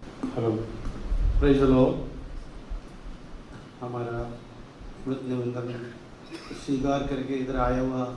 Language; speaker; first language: Hindi; non-native, local second language; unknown